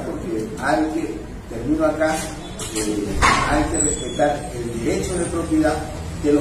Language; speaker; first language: Spanish; native; Spanish